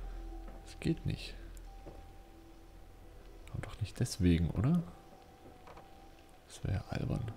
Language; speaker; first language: German; native; German